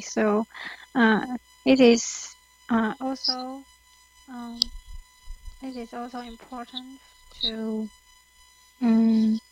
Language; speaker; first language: English; non-native, learner; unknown